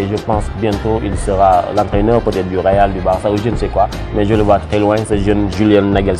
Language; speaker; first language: French; non-native, local second language; Wolof